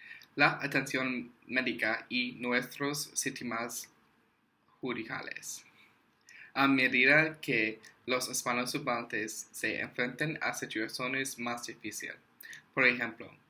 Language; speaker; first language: Spanish; non-native, learner; English